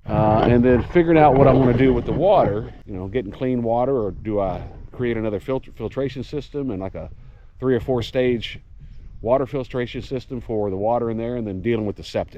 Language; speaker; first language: English; native; English